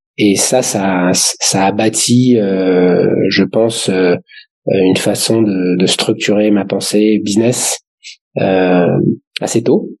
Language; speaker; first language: French; native; French